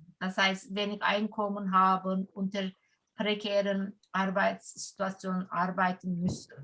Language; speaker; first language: German; non-native, fluent; Turkish